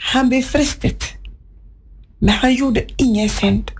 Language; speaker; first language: Norwegian; non-native, fluent; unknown